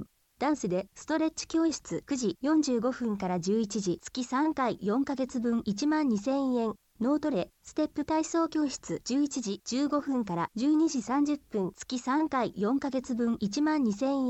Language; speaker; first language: Japanese; native; Japanese